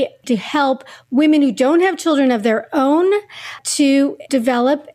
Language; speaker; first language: English; native; English